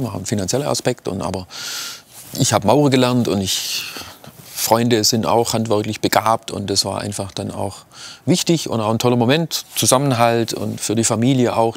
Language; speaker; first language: German; native; German